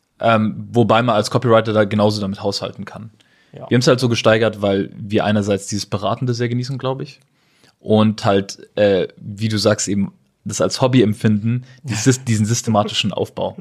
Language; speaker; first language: German; native; German